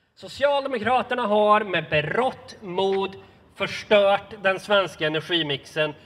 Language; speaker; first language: Swedish; native; Swedish